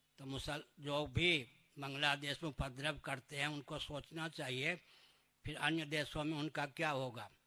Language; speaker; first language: Hindi; native; Hindi